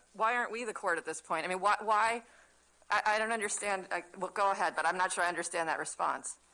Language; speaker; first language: English; native; English